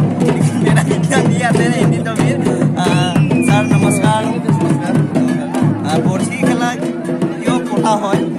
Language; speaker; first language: Hindi; non-native, local second language; Assamese